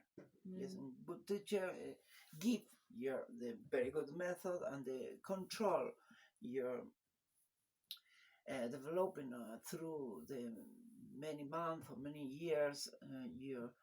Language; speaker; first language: English; non-native, learner; Spanish